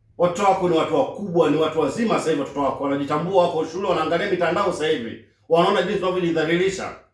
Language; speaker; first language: Swahili; native; Swahili